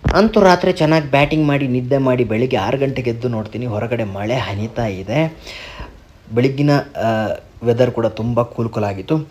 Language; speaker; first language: Kannada; non-native, local second language; Tulu